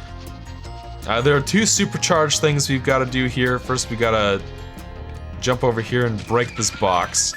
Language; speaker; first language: English; native; English